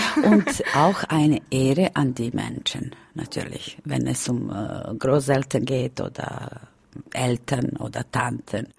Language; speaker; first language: German; non-native, fluent; Romany